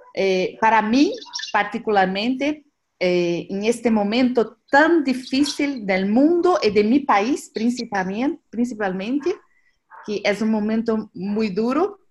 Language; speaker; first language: Spanish; non-native, learner; Portuguese